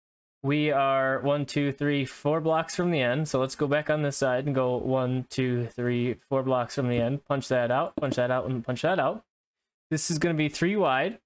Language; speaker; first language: English; native; English